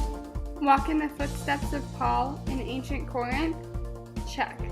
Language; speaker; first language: English; native; English